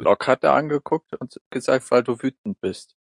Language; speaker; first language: German; native; German